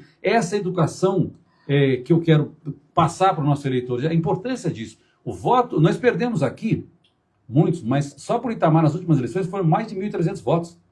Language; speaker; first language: Portuguese; native; Portuguese